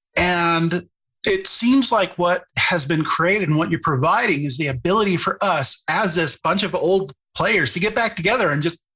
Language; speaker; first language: English; native; English